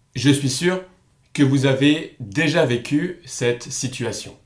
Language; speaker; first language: French; native; French